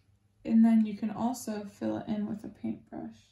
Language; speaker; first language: English; native; English